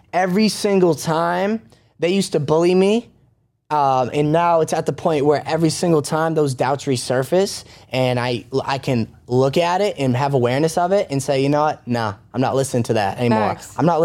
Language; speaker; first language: English; native; English